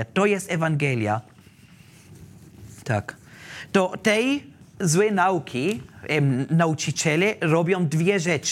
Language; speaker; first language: Polish; non-native, learner; German